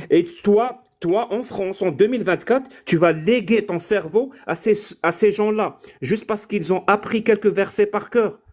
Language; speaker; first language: French; non-native, local second language; Arabic